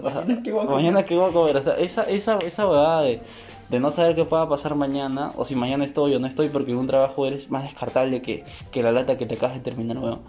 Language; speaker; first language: Spanish; native; Spanish